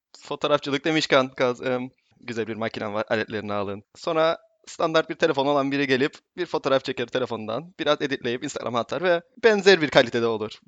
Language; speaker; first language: Turkish; native; Turkish